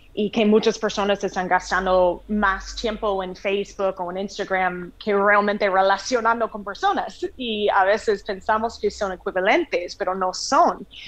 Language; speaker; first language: Spanish; non-native, fluent; English